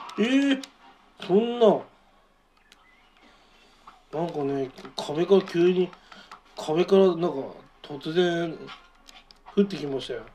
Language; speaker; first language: Japanese; native; Japanese